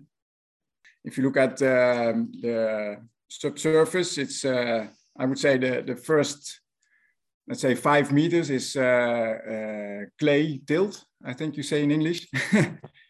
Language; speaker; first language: English; non-native, fluent; Dutch